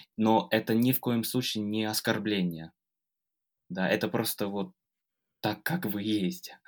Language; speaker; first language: Russian; non-native, fluent; English